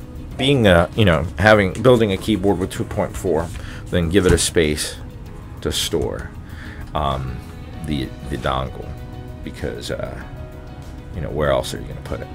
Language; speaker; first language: English; native; English